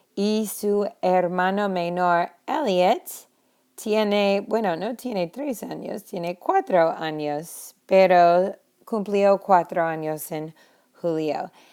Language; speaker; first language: Spanish; non-native, fluent; English